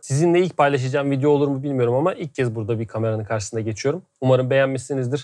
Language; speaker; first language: Turkish; native; Turkish